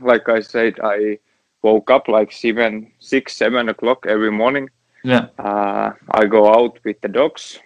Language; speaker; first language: English; non-native, learner; Finnish